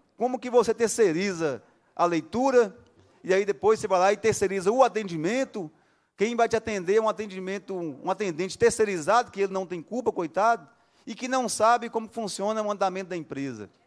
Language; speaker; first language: Portuguese; native; Portuguese